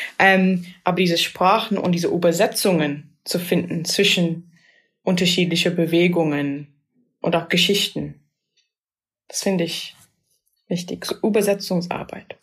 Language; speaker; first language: German; non-native, fluent; English